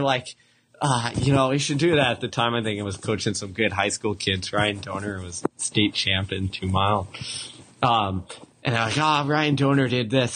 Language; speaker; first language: English; native; English